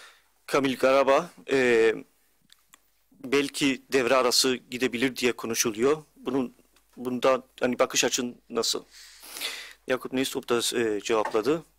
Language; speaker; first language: Turkish; early bilingual, heritage; Turkish